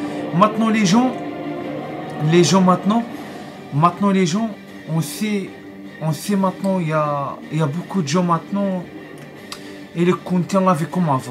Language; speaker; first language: French; non-native, learner; Arabic